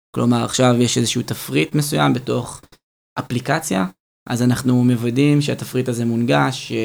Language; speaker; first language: Hebrew; native; Hebrew